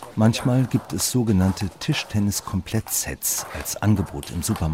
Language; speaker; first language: German; native; German